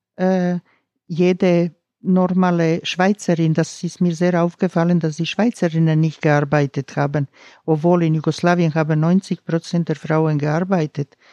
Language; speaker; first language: German; non-native, fluent; Croatian